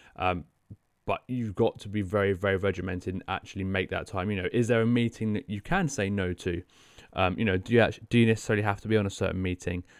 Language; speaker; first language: English; native; English